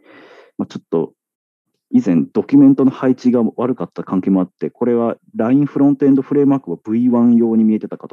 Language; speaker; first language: Japanese; native; Japanese